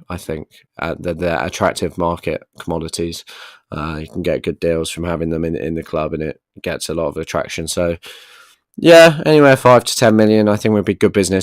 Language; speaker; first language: English; native; English